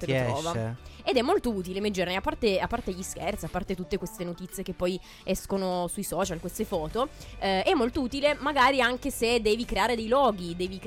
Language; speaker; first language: Italian; native; Italian